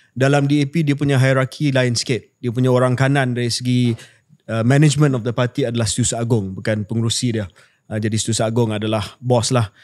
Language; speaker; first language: Malay; native; Malay